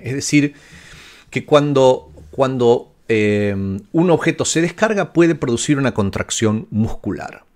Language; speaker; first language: Spanish; native; Spanish